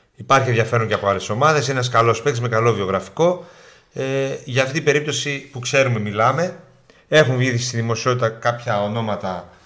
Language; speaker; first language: Greek; native; Greek